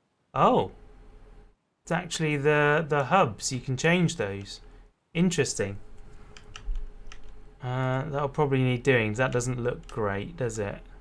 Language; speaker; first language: English; native; English